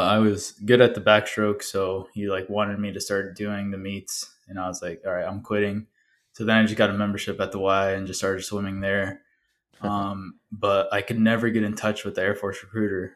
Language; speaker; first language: English; early bilingual, other home language; Spanish